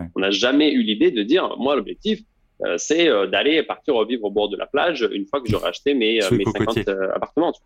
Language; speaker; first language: French; native; French